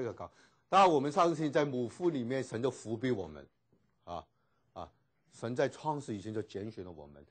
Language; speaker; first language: Chinese; native; Chinese